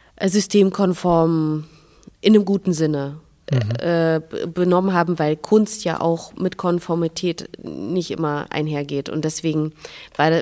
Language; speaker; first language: German; non-native, fluent; Belarusian